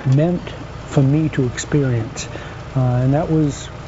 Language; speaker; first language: English; native; English